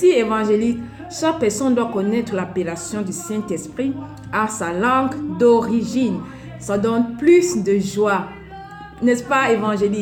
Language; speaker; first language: French; non-native, local second language; Basaa